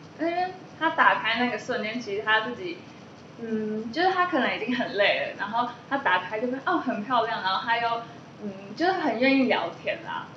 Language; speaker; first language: Chinese; native; Chinese